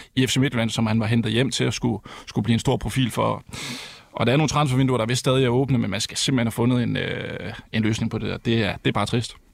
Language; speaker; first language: Danish; native; Danish